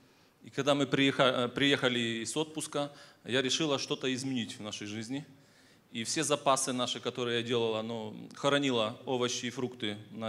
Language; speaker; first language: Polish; non-native, learner; Russian